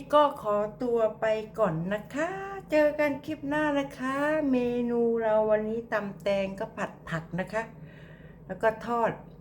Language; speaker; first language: Thai; native; Thai